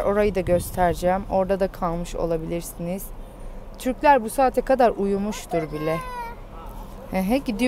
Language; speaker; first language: Turkish; native; Turkish